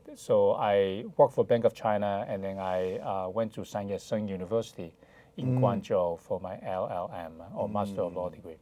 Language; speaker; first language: English; non-native, fluent; Chinese